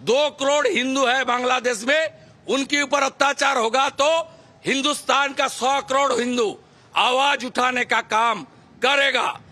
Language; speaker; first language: Hindi; non-native, local second language; Bangla